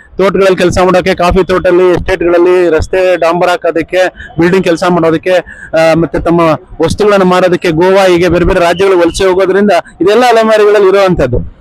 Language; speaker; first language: Kannada; non-native, local second language; Lambadi